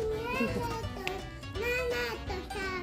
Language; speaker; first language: Japanese; native; Japanese